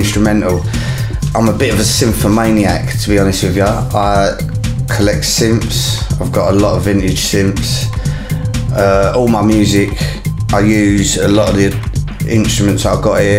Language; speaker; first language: English; native; English